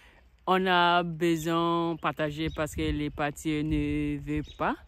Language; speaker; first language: French; non-native, learner; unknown